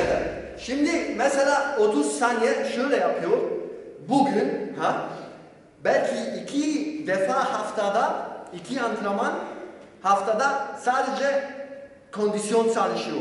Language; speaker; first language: Turkish; non-native, learner; Polish